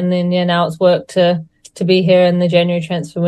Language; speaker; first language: English; native; English